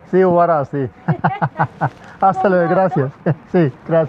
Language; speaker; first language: Spanish; non-native, learner; Hindi